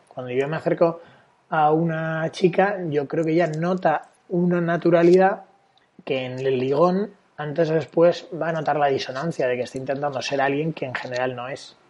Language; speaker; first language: Spanish; native; Spanish